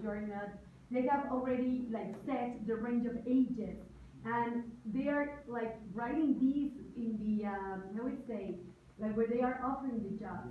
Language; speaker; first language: English; non-native, fluent; Spanish